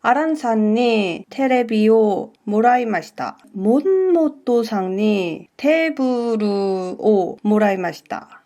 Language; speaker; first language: Japanese; non-native, learner; Korean